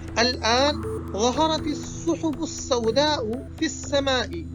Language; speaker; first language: Arabic; non-native, fluent; Urdu